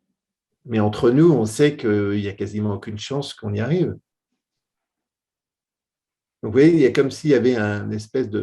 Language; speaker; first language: French; native; French